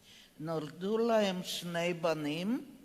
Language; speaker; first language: Hebrew; non-native, fluent; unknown